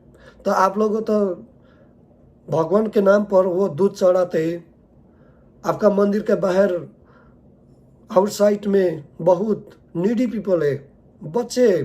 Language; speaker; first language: Hindi; non-native, learner; Nepali